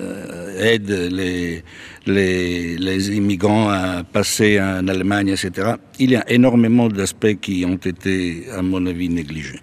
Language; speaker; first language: French; non-native, fluent; Italian